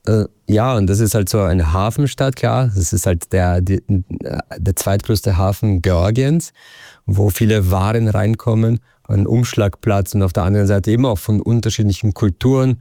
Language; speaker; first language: German; native; German